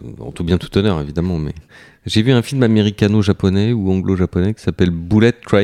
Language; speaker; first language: French; native; French